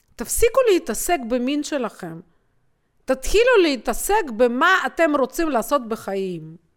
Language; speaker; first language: Hebrew; non-native, fluent; Russian